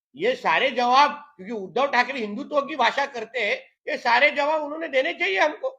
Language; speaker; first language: Hindi; non-native, local second language; Marathi